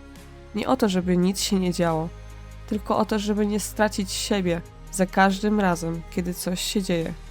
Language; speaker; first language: Polish; native; Polish